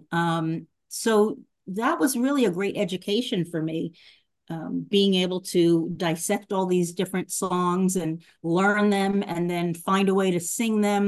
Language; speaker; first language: English; native; English